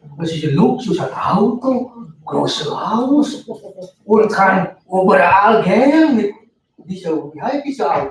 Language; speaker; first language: German; non-native, learner; Indonesian